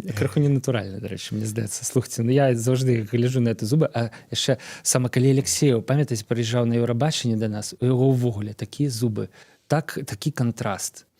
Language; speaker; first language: Belarusian; native; Belarusian